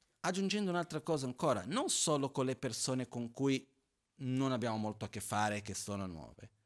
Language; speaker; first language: Italian; non-native, fluent; Portuguese